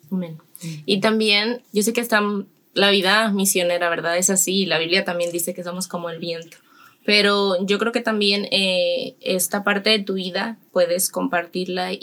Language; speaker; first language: Spanish; native; Spanish